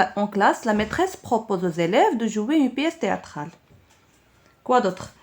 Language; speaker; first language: French; non-native, local second language; Arabic